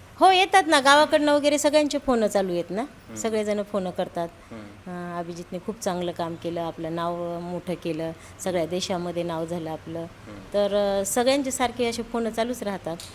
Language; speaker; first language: Marathi; native; Marathi